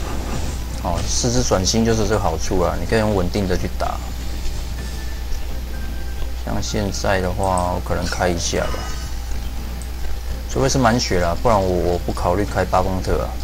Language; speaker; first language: Chinese; native; Chinese